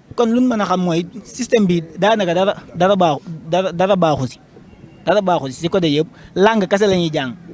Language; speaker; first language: Wolof; non-native, local second language; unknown